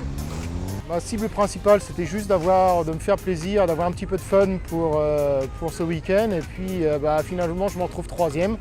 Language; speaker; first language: French; native; French